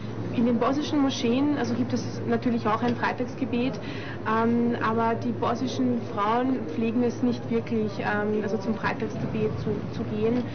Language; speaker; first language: German; early bilingual, other home language; Bosnian